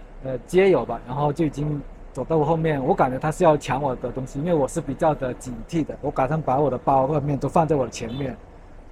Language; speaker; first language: Chinese; native; Chinese